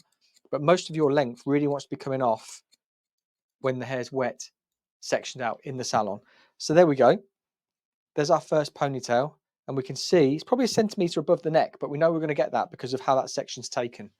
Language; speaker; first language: English; native; English